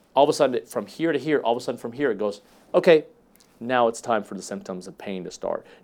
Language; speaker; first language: English; native; English